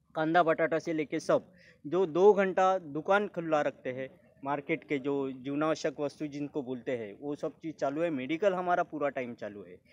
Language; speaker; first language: Hindi; non-native, local second language; Marathi